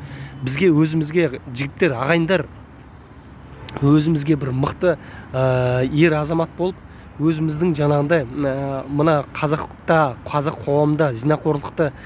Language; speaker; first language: Kazakh; native; Kazakh